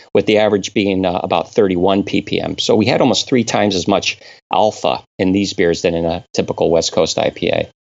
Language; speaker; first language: English; native; English